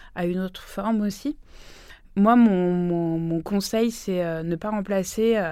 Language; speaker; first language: French; native; French